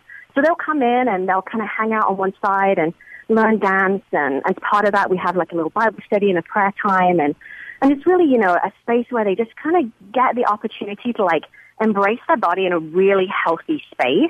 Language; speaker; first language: English; native; English